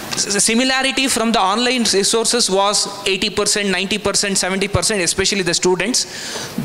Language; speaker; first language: English; non-native, local second language; Kannada